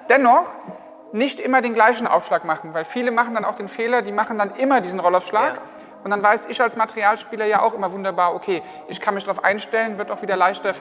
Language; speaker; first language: German; native; German